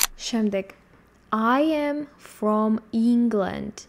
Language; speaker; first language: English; non-native, fluent; Georgian